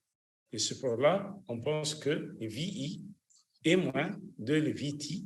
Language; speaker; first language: French; non-native, learner; Arabic